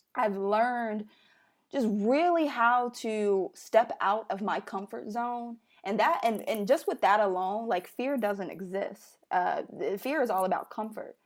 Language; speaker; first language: English; native; English